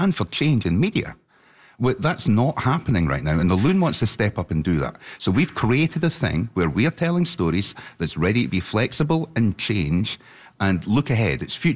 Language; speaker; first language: English; native; English